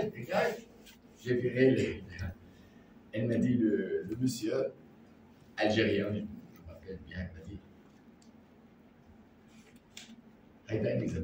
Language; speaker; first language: French; non-native, learner; Arabic